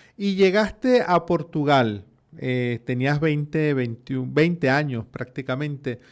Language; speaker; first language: Spanish; native; Spanish